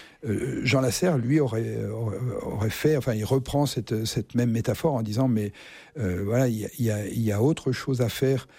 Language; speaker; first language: French; native; French